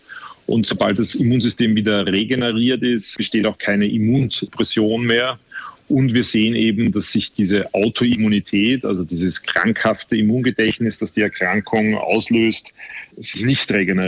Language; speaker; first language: German; native; German